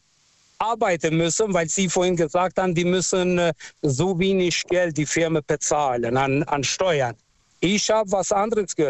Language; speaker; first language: German; non-native, local second language; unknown